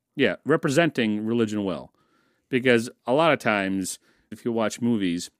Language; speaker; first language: English; early bilingual, other home language; Russian